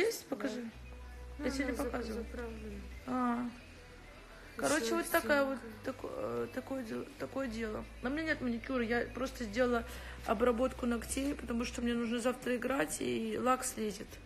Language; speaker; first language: Russian; native; Russian